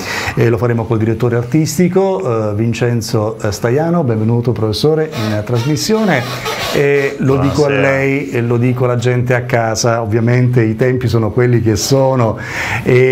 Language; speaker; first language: Italian; native; Italian